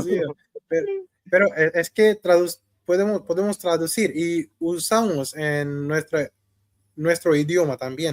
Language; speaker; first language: Spanish; non-native, fluent; Hindi